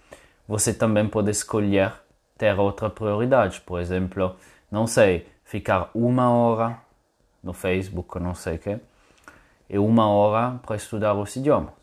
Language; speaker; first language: Portuguese; non-native, fluent; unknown